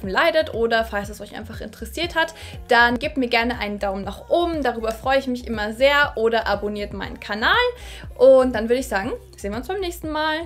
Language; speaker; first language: German; native; German